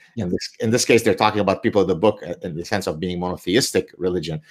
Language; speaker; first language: English; early bilingual, other home language; Arabic